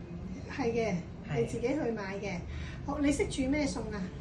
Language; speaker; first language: Cantonese; native; Cantonese